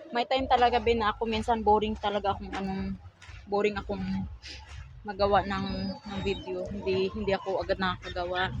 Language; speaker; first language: Filipino; native; Filipino